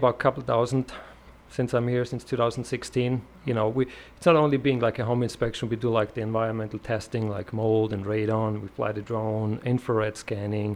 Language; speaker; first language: English; non-native, fluent; German